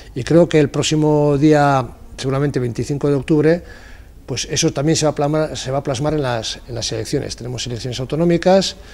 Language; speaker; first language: Spanish; native; Spanish